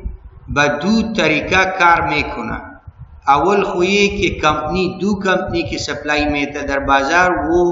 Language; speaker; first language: Persian; non-native, local second language; Pashto